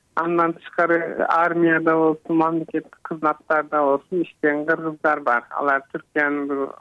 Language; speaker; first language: Kyrgyz; early bilingual, heritage; Kyrgyz